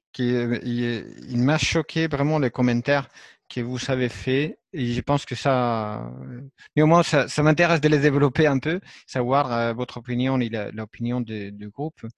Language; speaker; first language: French; non-native, fluent; Spanish